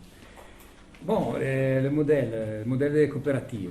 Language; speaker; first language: French; non-native, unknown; Italian